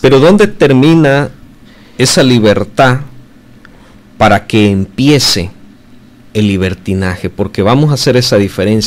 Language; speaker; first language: Spanish; native; Spanish